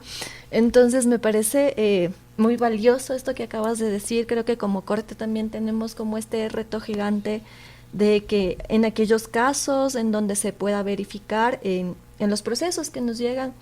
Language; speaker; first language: Spanish; native; Spanish